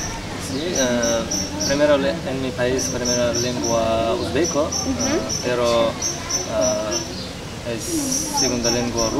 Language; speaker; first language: Spanish; non-native, learner; Uzbek